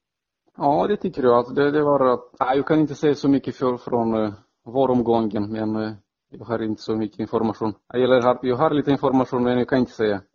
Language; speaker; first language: Swedish; non-native, fluent; Romanian